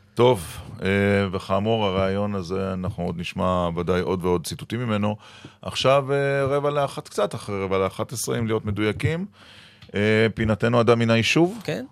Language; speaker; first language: Hebrew; native; Hebrew